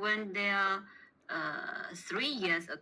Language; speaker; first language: English; non-native, learner; Chinese